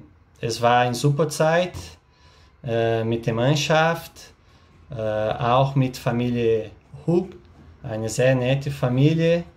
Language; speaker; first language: German; non-native, learner; Portuguese